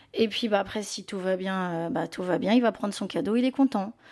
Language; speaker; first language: French; native; French